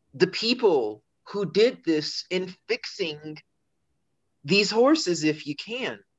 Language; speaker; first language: English; native; English